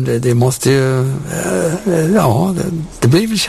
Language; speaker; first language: Swedish; native; Swedish